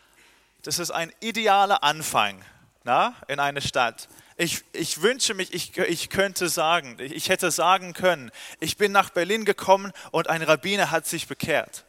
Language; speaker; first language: German; non-native, fluent; English